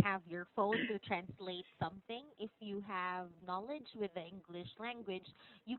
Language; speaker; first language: English; non-native, local second language; Filipino